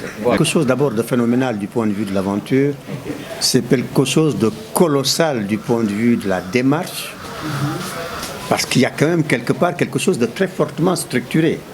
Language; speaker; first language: French; non-native, local second language; Wolof